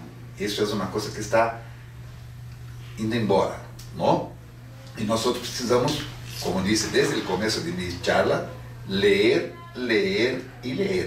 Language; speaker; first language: Spanish; non-native, fluent; Portuguese